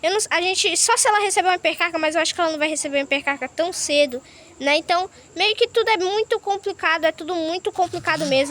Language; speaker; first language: Portuguese; native; Portuguese